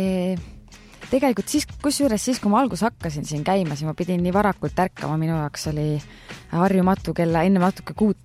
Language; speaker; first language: Estonian; native; Estonian